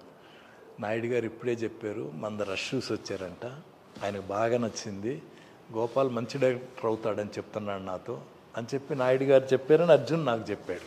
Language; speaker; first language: Telugu; native; Telugu